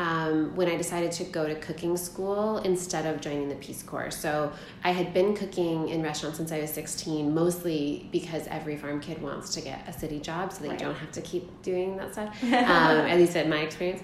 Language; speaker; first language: English; native; English